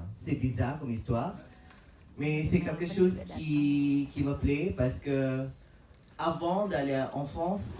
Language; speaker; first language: French; non-native, fluent; Malay